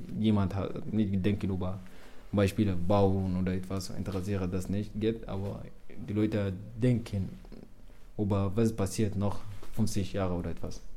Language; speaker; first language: German; non-native, learner; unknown